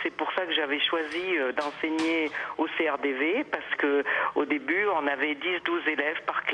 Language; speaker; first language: French; native; French